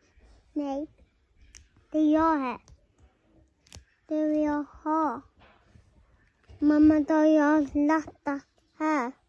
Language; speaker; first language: Swedish; early bilingual, other home language; Mongolian